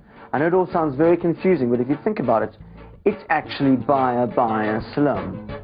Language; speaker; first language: English; native; English